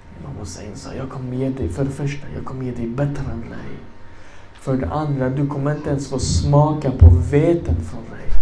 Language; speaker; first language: Swedish; non-native, fluent; Arabic